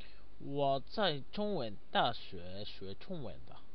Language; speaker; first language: Chinese; non-native, learner; Japanese